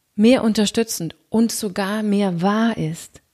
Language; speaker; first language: German; non-native, fluent; Danish